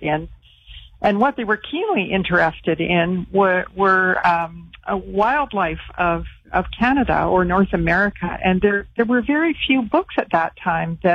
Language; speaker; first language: English; native; English